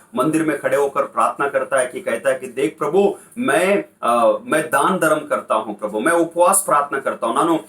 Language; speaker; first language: Hindi; non-native, local second language; Kannada